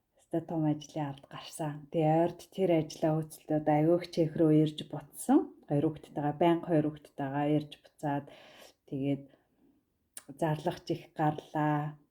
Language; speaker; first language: Mongolian; native; Mongolian